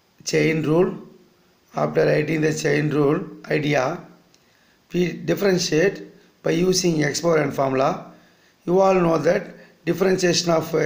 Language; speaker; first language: English; non-native, local second language; Tamil